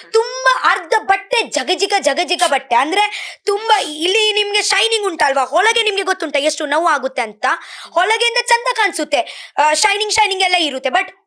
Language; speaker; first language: Kannada; non-native, local second language; Tulu